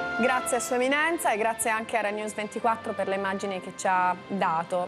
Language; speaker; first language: Italian; native; Italian